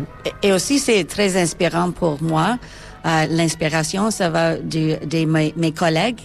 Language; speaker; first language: French; non-native, local second language; English